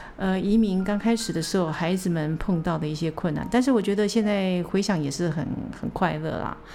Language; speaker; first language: Chinese; native; Chinese